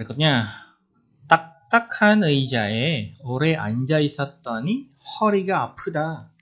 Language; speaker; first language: Korean; non-native, fluent; Indonesian